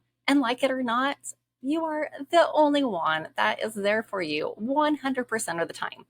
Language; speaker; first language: English; native; English